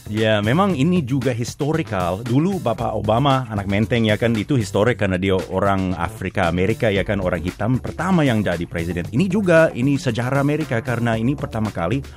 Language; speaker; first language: Indonesian; non-native, fluent; English